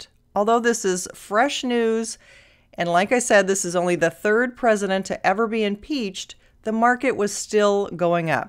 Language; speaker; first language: English; native; English